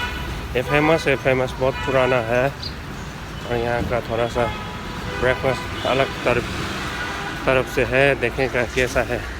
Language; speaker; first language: Hindi; non-native, local second language; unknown